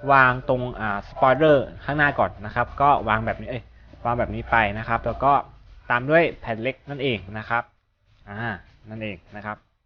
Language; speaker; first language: Thai; native; Thai